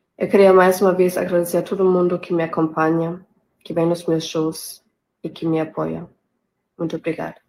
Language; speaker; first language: Portuguese; non-native, fluent; German